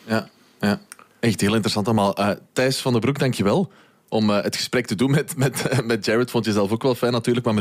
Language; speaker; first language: Dutch; native; Dutch